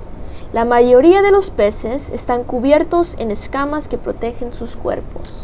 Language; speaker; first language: Spanish; early bilingual, heritage; Spanish